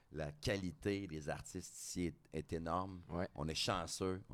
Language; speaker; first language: French; native; French